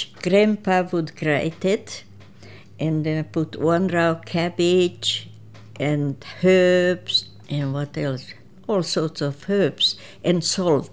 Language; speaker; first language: English; non-native, fluent; Croatian